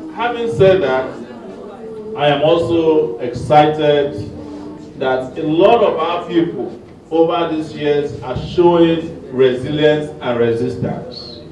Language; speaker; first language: English; non-native, local second language; Yoruba